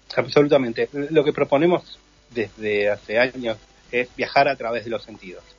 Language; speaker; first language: Spanish; native; Spanish